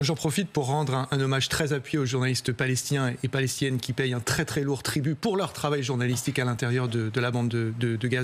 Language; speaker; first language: French; native; French